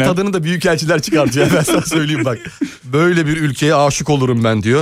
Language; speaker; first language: Turkish; native; Turkish